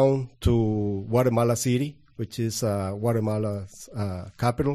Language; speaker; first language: English; non-native, fluent; Spanish